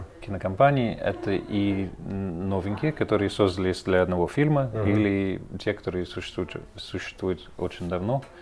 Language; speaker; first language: Russian; non-native, fluent; English